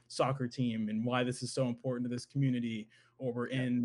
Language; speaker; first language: English; native; English